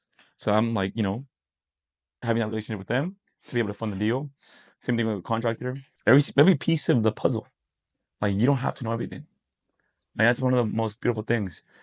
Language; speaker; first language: English; native; English